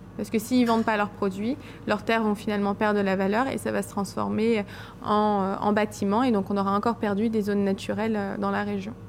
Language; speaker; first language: French; native; French